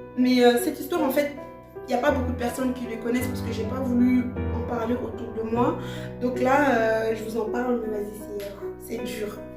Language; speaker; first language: French; early bilingual, other home language; Lingala